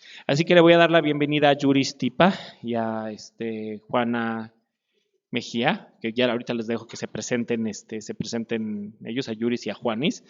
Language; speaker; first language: Spanish; native; Spanish